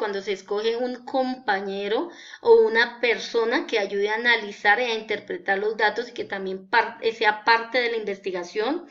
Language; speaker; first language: Spanish; native; Spanish